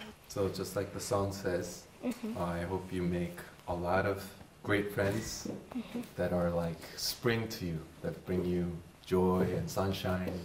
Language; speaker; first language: English; early bilingual, other home language; Korean